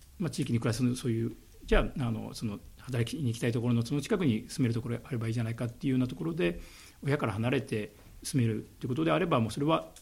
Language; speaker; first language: Japanese; native; Japanese